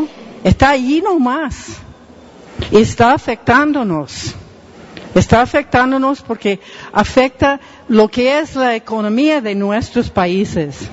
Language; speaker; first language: Spanish; non-native, fluent; English